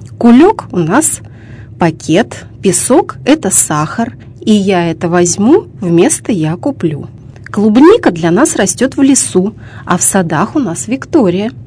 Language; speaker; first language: Russian; native; Russian